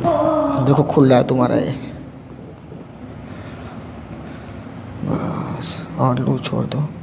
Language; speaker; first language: Hindi; native; Hindi